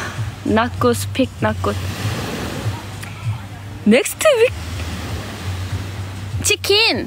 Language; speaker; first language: English; non-native, learner; Thai